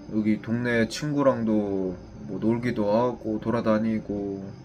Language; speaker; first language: Korean; native; Korean